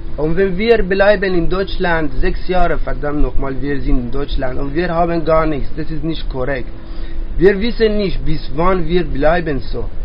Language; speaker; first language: German; non-native, learner; Persian